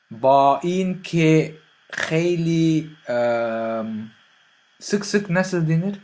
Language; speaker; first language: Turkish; non-native, learner; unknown